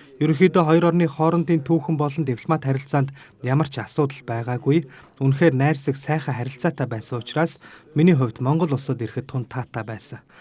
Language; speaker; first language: Mongolian; non-native, fluent; Turkish